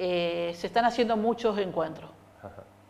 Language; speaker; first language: Spanish; native; Spanish